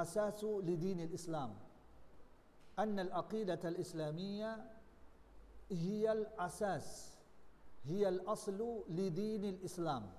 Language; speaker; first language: Arabic; non-native, learner; Indonesian